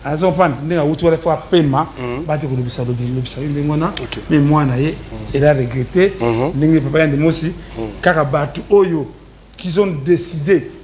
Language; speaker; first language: French; non-native, local second language; Lingala